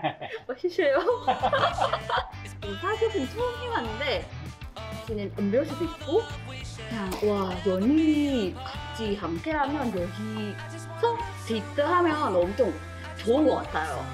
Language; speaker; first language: Korean; non-native, fluent; Indonesian